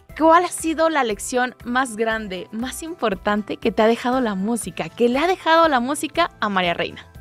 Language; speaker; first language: Spanish; native; Spanish